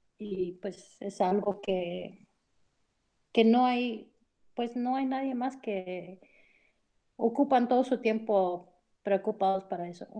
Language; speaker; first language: Spanish; early bilingual, heritage; Spanish